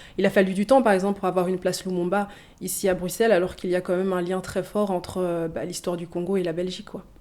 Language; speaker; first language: French; early bilingual, other home language; Swahili